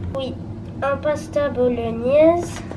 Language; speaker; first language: French; non-native, learner; English